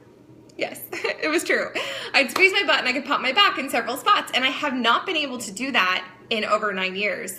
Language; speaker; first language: English; native; English